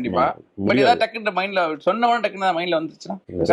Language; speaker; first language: Tamil; native; Tamil